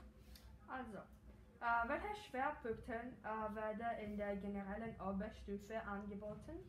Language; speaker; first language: German; non-native, learner; Greek